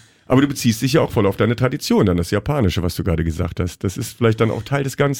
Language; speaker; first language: German; native; German